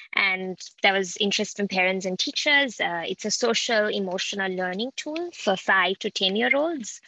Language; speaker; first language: English; non-native, local second language; Sinhala